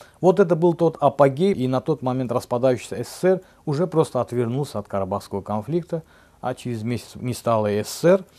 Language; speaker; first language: Russian; non-native, local second language; Azerbaijani